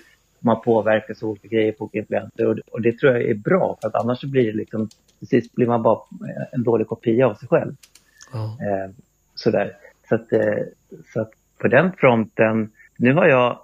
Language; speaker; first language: Swedish; native; Swedish